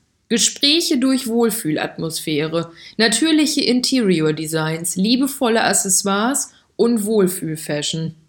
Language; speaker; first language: German; native; German